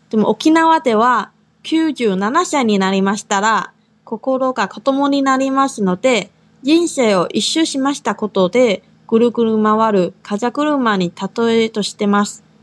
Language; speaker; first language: Japanese; non-native, fluent; Chinese